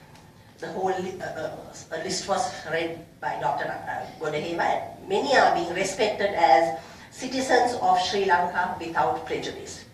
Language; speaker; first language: English; non-native, local second language; Sinhala